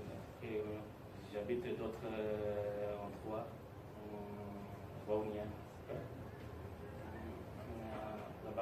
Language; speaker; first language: French; non-native, learner; Tamil